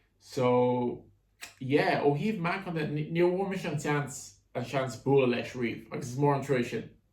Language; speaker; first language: Irish; native; Irish